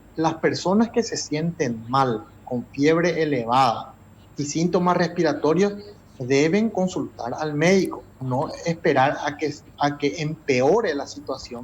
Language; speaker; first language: Spanish; native; Spanish